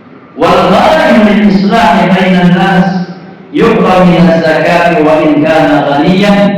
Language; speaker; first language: Arabic; non-native, fluent; Indonesian